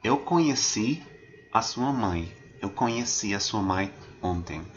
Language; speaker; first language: Portuguese; non-native, fluent; English